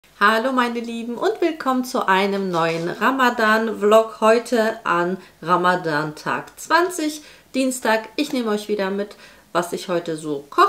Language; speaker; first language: German; native; German